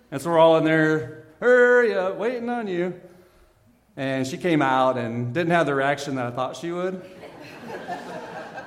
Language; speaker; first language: English; native; English